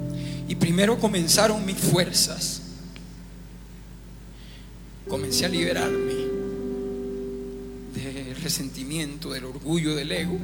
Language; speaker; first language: Spanish; native; Spanish